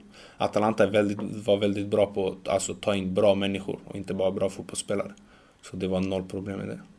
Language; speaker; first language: Swedish; early bilingual, other home language; Macedonian